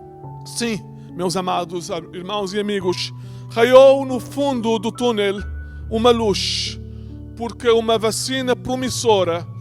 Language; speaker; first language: Portuguese; native; Portuguese